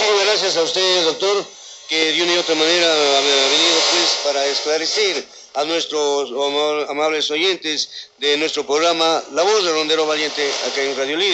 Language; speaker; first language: Spanish; native; Spanish